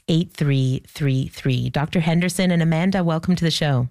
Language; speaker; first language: English; native; English